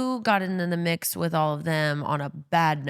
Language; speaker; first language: English; native; English